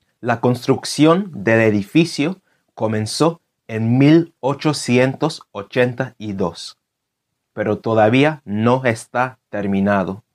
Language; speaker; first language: Spanish; non-native, fluent; English